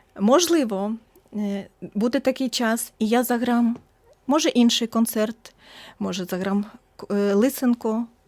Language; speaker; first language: Ukrainian; native; Ukrainian